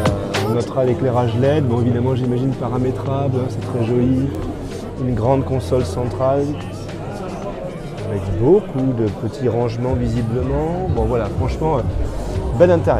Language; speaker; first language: French; native; French